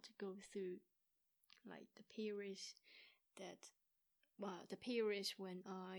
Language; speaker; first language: English; non-native, fluent; Chinese